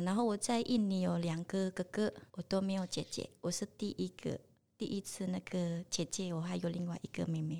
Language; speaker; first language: Chinese; non-native, learner; Indonesian